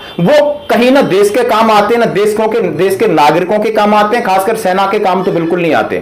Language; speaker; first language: Hindi; native; Hindi